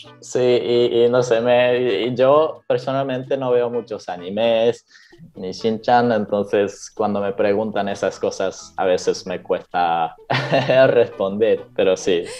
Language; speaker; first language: Spanish; non-native, fluent; Japanese